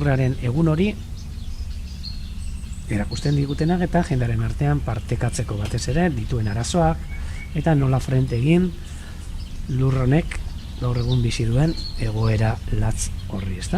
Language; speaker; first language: Basque; native; Basque